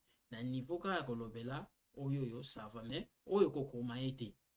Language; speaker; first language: French; non-native, local second language; Lingala